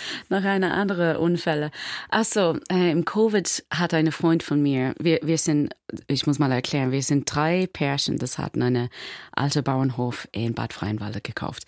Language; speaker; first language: German; non-native, learner; English